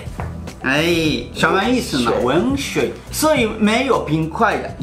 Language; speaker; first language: Chinese; non-native, fluent; Japanese